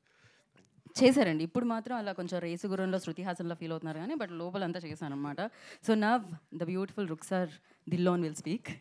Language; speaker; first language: Telugu; native; Telugu